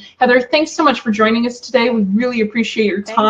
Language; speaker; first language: English; native; English